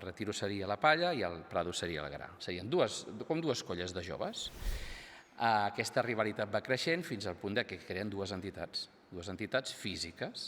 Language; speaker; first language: Catalan; native; Catalan